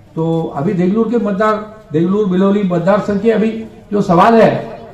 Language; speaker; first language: Hindi; non-native, local second language; Marathi